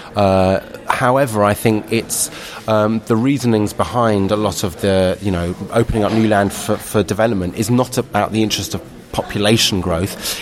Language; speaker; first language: English; native; English